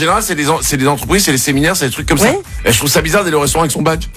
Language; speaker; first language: French; native; French